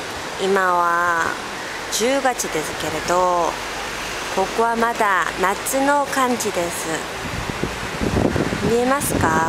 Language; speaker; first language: Japanese; non-native, learner; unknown